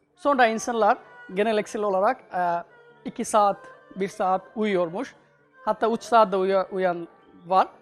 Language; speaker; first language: Turkish; non-native, learner; Bangla